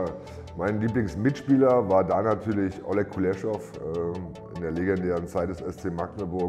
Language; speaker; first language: German; native; German